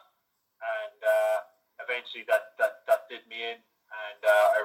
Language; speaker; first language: English; native; English